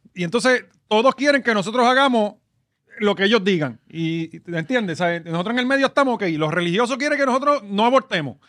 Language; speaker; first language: Spanish; native; Spanish